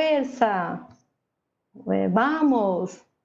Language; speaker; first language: Spanish; non-native, learner; Portuguese